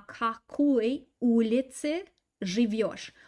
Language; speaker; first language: Russian; non-native, fluent; English